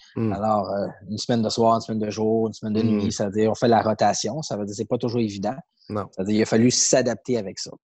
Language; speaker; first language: French; native; French